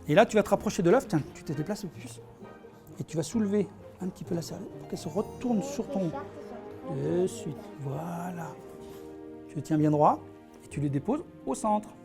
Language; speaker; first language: French; native; French